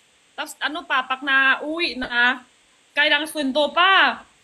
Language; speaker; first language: Filipino; non-native, learner; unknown